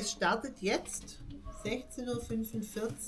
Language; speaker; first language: German; native; German